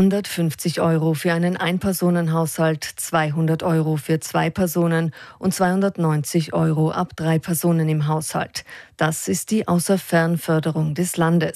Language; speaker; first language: German; native; German